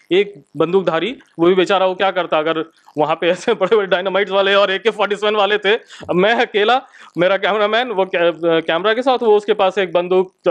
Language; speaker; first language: Hindi; native; Hindi